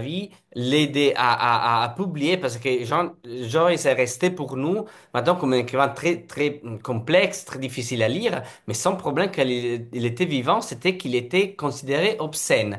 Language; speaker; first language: French; non-native, fluent; Italian